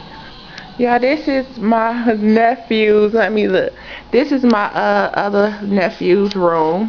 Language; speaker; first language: English; native; English